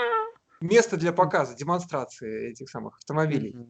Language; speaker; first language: Russian; native; Russian